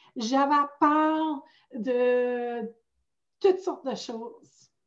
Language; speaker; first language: French; native; French